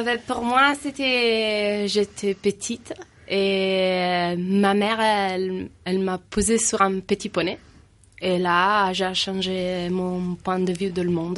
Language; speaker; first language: French; non-native, fluent; Italian